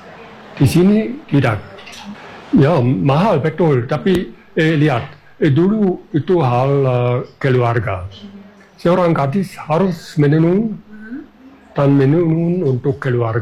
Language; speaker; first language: Indonesian; non-native, fluent; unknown